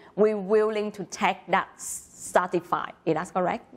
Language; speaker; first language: English; non-native, learner; Vietnamese